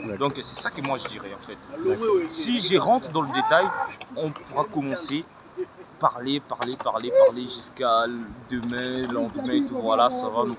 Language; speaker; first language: French; early bilingual, other home language; Lingala